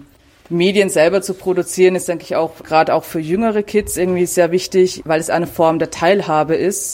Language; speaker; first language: German; native; German